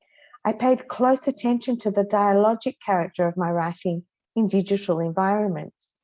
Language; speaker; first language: English; non-native, fluent; Hebrew